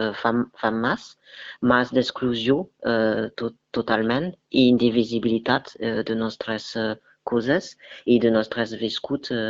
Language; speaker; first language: Catalan; non-native, learner; French